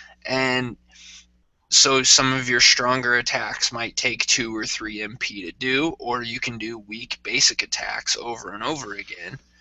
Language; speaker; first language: English; native; English